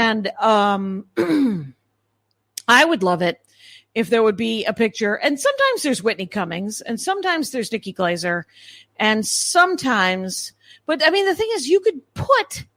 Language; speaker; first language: English; native; English